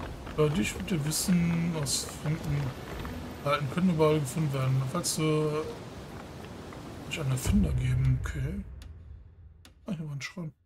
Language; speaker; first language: German; native; German